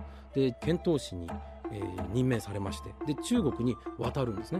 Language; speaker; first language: Japanese; native; Japanese